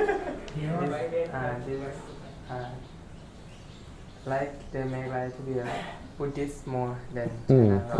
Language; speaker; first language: English; non-native, learner; Thai